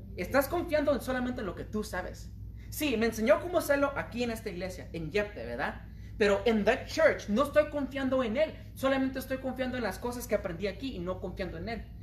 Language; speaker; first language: Spanish; early bilingual, heritage; Spanish